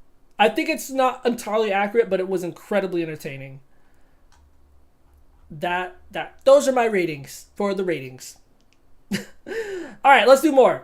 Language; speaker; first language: English; native; English